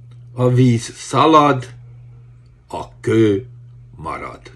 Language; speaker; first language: Hungarian; native; Hungarian